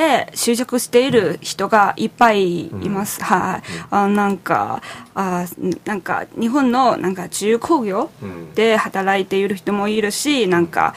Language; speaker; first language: Japanese; non-native, fluent; Chinese